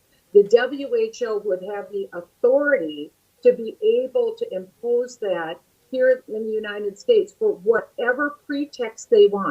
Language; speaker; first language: English; native; English